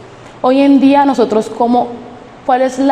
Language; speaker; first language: Spanish; native; Spanish